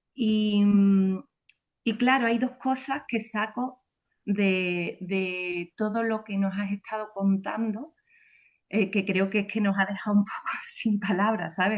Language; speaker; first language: Spanish; native; Spanish